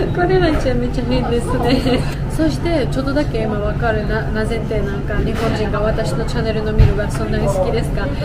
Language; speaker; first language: Japanese; non-native, learner; Georgian